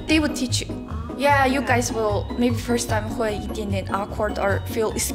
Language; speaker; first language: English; non-native, learner; Mongolian